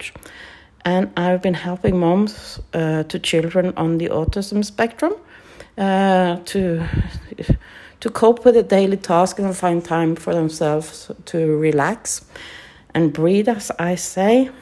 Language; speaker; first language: English; non-native, fluent; Norwegian